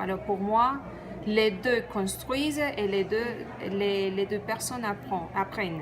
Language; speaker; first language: French; non-native, fluent; Spanish